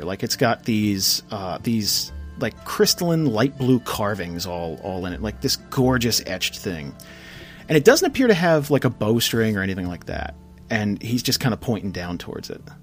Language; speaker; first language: English; native; English